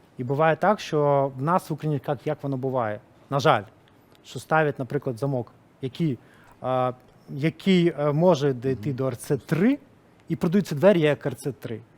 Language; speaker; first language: Ukrainian; non-native, local second language; Russian